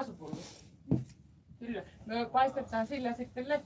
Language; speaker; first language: Finnish; native; Finnish